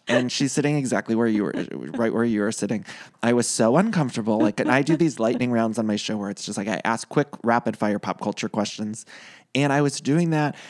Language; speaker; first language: English; native; English